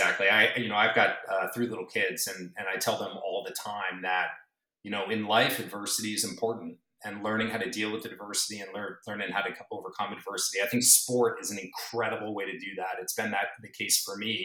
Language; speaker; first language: English; native; English